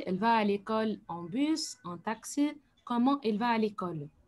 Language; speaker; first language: French; non-native, fluent; Arabic